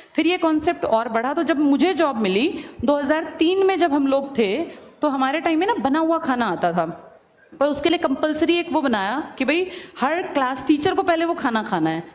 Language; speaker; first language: Hindi; native; Hindi